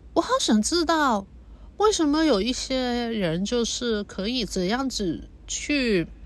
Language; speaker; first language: Chinese; non-native, local second language; Cantonese